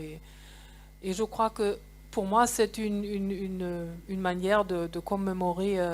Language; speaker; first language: French; non-native, fluent; German